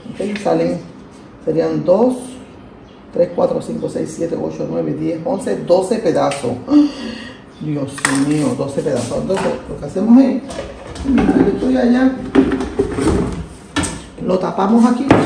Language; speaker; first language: Spanish; native; Spanish